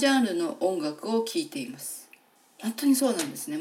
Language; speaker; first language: Japanese; native; Japanese